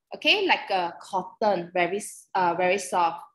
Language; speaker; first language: English; non-native, local second language; Chinese